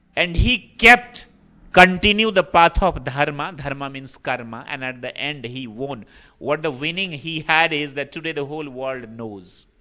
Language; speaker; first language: English; non-native, local second language; Hindi